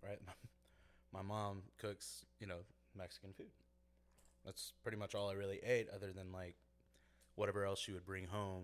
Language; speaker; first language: English; native; English